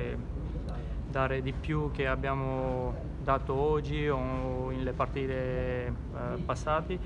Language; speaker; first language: Italian; non-native, learner; Armenian